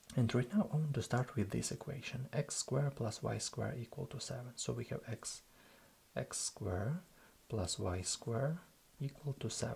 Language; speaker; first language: English; non-native, fluent; Russian